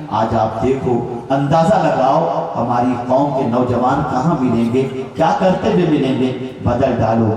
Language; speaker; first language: Urdu; native; Urdu